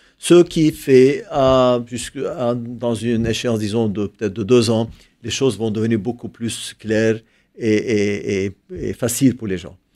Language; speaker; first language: French; non-native, local second language; Arabic